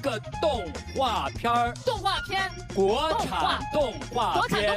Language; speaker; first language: Chinese; native; Chinese